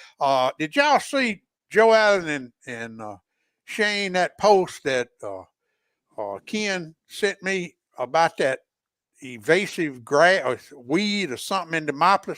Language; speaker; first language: English; native; English